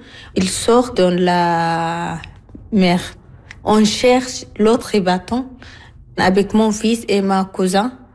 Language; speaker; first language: French; non-native, learner; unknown